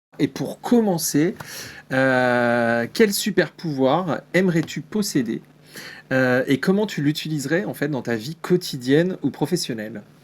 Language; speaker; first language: French; native; French